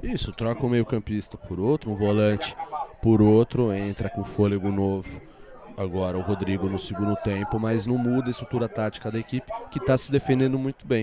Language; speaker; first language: Portuguese; native; Portuguese